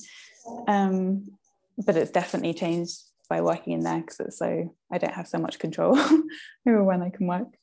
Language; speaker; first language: English; native; English